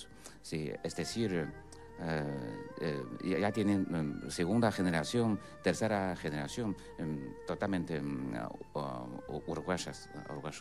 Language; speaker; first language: Spanish; non-native, fluent; Chinese